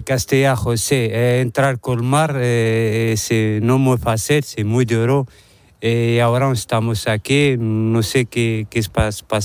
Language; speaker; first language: Spanish; non-native, learner; Arabic